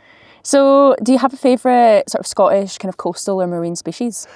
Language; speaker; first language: English; native; English